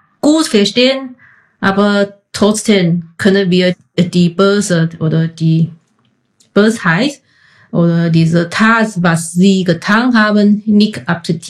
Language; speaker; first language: German; non-native, fluent; Chinese